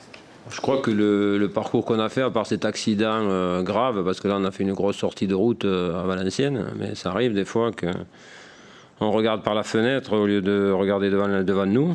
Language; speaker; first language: French; native; French